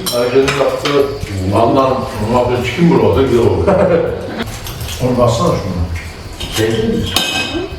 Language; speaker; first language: Turkish; non-native, fluent; Thai